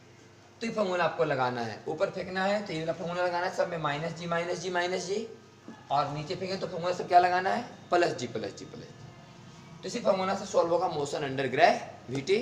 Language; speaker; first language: Hindi; native; Hindi